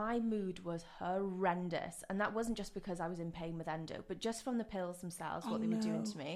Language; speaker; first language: English; non-native, local second language; Welsh